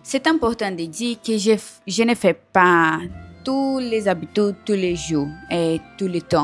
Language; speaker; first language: French; non-native, learner; Portuguese